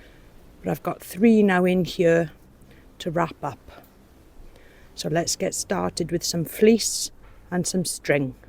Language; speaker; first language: English; native; English